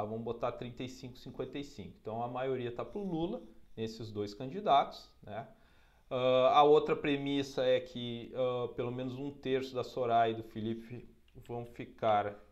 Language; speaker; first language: Portuguese; native; Portuguese